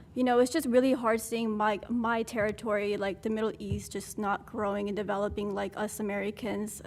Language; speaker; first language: English; early bilingual, other home language; Arabic